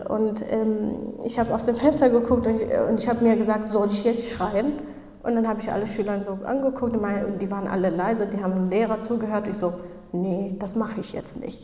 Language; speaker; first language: German; non-native, fluent; Kurdish